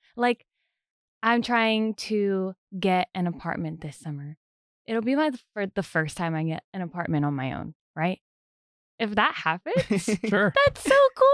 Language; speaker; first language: English; native; English